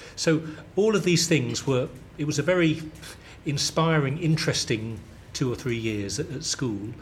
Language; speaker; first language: English; native; English